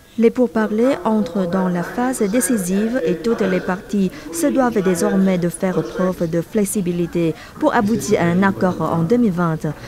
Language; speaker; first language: French; non-native, fluent; Vietnamese